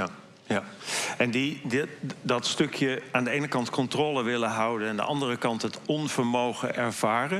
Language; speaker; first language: Dutch; native; Dutch